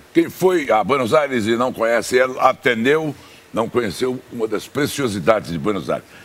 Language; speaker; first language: Portuguese; native; Portuguese